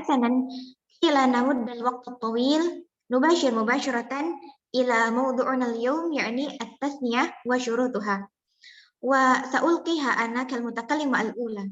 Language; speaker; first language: Arabic; non-native, learner; Indonesian